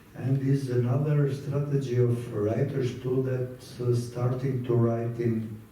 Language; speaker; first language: English; non-native, fluent; Albanian